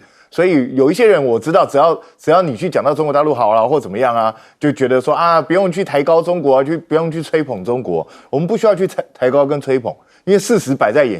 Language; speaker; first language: Chinese; native; Chinese